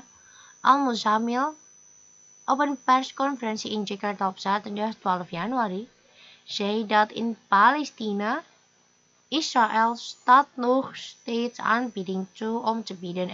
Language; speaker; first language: Dutch; non-native, fluent; Indonesian